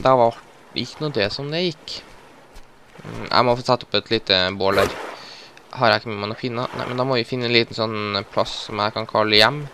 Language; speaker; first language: Norwegian; native; Norwegian